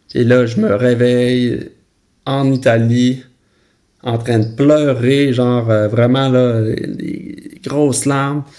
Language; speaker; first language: French; native; French